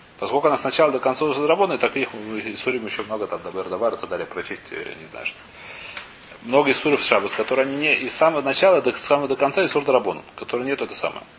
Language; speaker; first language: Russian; early bilingual, heritage; Russian